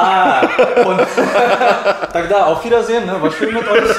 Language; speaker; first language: Russian; native; Russian